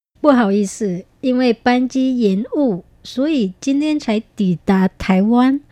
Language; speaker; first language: Chinese; non-native, fluent; Vietnamese